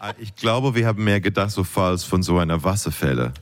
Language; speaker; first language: German; non-native, learner; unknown